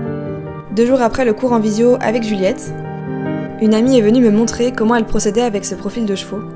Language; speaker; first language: French; native; French